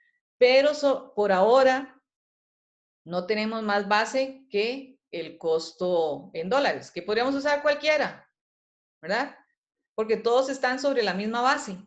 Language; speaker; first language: Spanish; native; Spanish